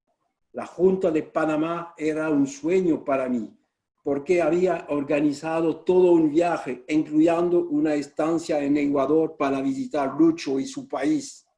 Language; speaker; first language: Spanish; non-native, fluent; French